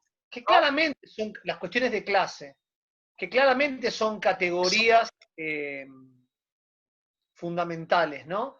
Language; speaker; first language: Spanish; native; Spanish